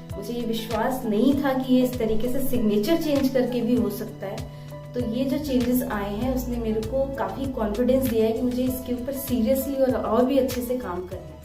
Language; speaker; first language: Hindi; native; Hindi